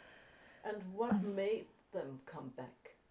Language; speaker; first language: English; non-native, fluent; Danish